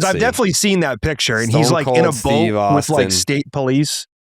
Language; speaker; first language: English; native; English